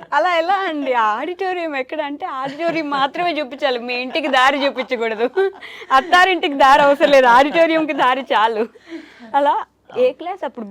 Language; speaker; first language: Telugu; native; Telugu